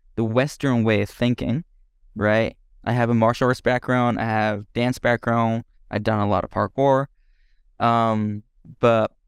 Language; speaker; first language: English; non-native, fluent; Japanese